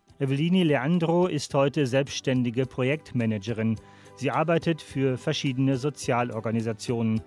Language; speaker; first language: German; native; German